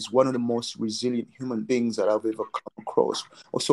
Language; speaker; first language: English; non-native, local second language; Nyanja